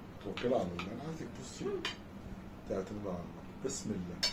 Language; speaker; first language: Arabic; native; Arabic